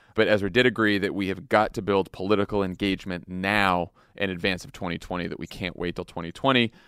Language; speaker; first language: English; native; English